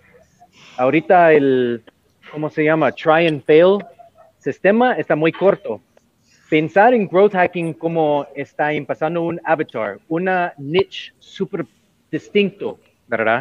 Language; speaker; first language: Spanish; non-native, learner; English